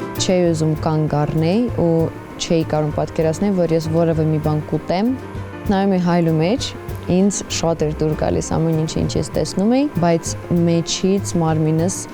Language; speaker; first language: Armenian; early bilingual, heritage; Armenian